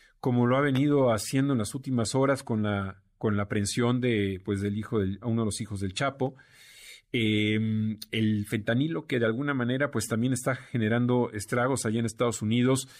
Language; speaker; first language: Spanish; native; Spanish